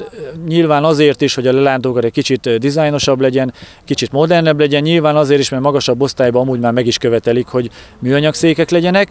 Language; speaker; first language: Hungarian; native; Hungarian